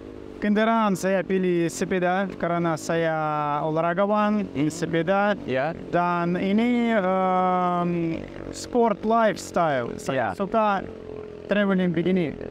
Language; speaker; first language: Indonesian; non-native, learner; Russian